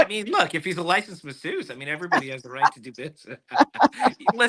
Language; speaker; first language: English; native; English